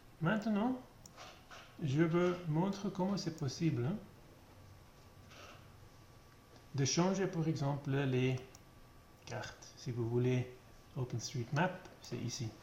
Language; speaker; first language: French; non-native, learner; German